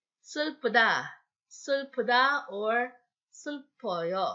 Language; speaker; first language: Korean; non-native, fluent; Filipino